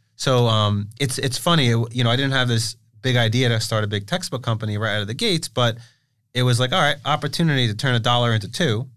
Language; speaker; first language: English; native; English